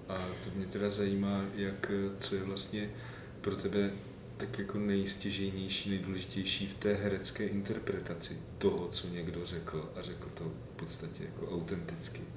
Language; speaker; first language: Czech; native; Czech